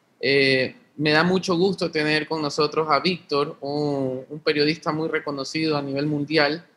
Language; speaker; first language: Spanish; native; Spanish